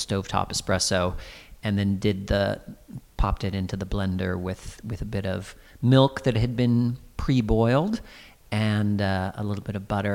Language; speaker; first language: English; native; English